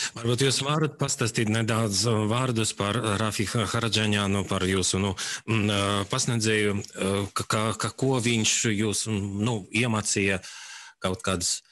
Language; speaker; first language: Latvian; non-native, local second language; Russian